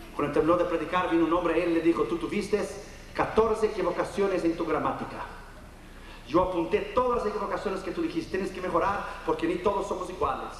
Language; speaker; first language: Spanish; non-native, fluent; Portuguese